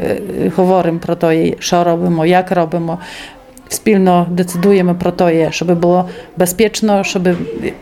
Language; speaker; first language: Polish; non-native, local second language; Ukrainian